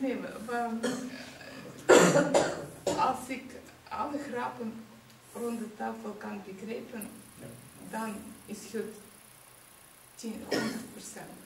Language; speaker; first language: Dutch; non-native, learner; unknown